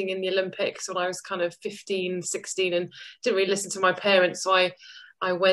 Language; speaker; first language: English; native; English